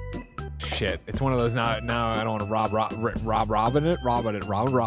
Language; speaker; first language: English; native; English